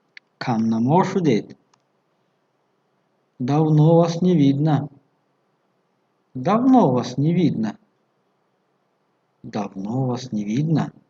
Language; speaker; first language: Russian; non-native, fluent; Tajik